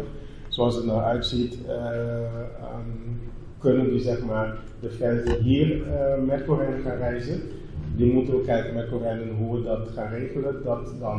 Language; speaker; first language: Dutch; non-native, local second language; Papiamento